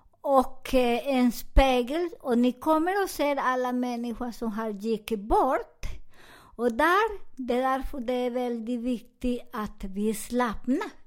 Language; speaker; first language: Swedish; non-native, learner; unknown